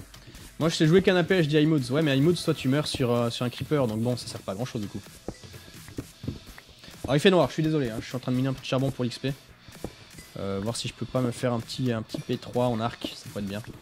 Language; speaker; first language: French; native; French